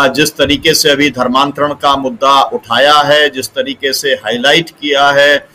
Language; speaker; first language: Hindi; native; Hindi